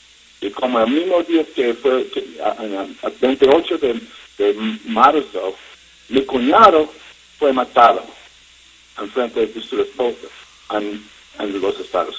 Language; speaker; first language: Spanish; non-native, learner; English